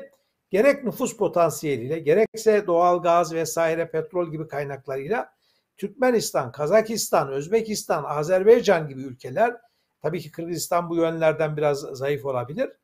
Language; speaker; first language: Turkish; native; Turkish